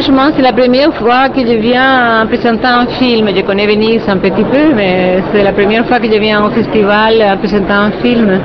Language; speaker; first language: French; non-native, fluent; Spanish